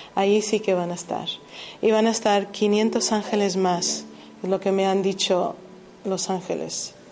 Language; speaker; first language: Spanish; early bilingual, heritage; Spanish